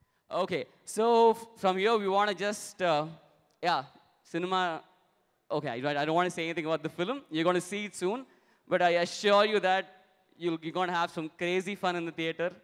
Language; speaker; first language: English; non-native, local second language; Telugu